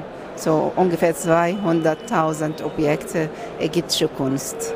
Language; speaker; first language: German; non-native, fluent; Arabic